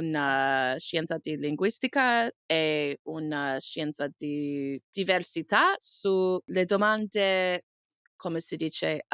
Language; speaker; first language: Italian; non-native, learner; English